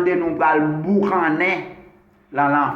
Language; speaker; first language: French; non-native, local second language; Haitian Creole